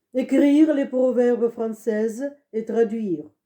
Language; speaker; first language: French; non-native, fluent; Russian